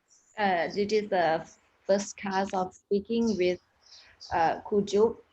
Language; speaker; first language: English; non-native, learner; Thai